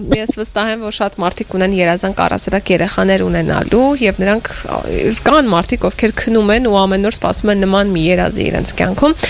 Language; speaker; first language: Armenian; native; Armenian